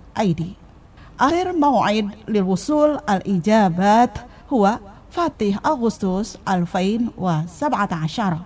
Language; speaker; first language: Arabic; non-native, fluent; Indonesian